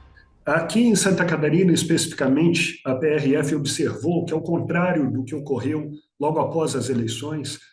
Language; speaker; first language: Portuguese; native; Portuguese